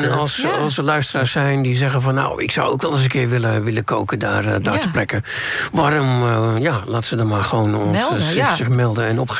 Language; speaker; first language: Dutch; native; Dutch